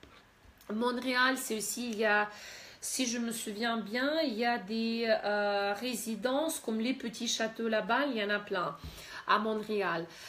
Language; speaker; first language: French; non-native, fluent; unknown